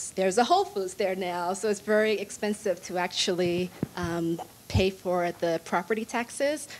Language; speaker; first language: English; native; English